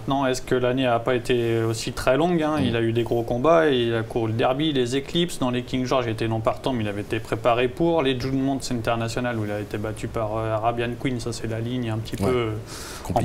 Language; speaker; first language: French; native; French